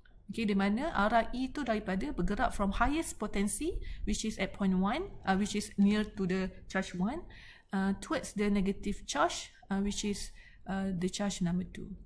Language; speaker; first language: English; non-native, local second language; Malay